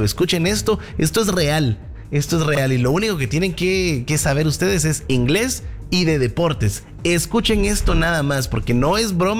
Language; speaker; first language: Spanish; native; Spanish